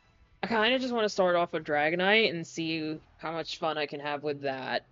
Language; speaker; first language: English; native; English